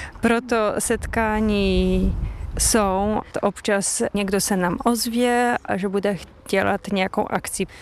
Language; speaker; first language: Czech; non-native, fluent; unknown